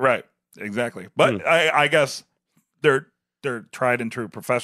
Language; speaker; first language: English; native; English